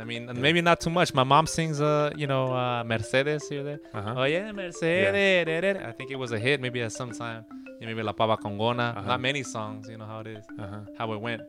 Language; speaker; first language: English; native; English